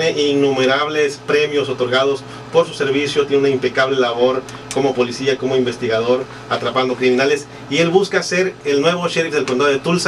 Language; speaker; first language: Spanish; native; Spanish